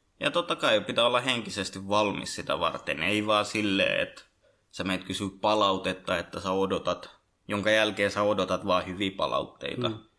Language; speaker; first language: Finnish; early bilingual, other home language; Bangla